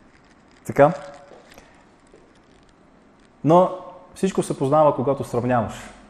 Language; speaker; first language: Bulgarian; non-native, fluent; Russian